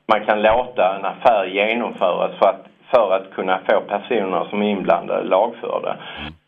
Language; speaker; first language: Swedish; native; Swedish